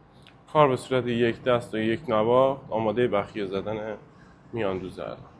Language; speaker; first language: Persian; native; Persian